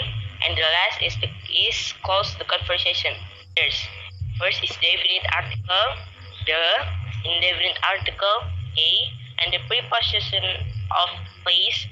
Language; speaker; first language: English; non-native, learner; Indonesian